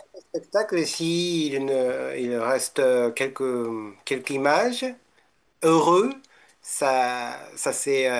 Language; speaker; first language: French; non-native, fluent; Japanese